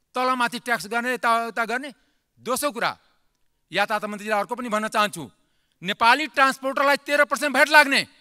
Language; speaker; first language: Nepali; non-native, local second language; Maithili